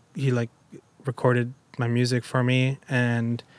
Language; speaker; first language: English; early bilingual, other home language; German